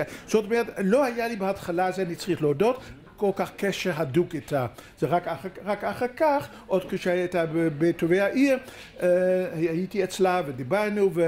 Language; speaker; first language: Hebrew; non-native, fluent; Dutch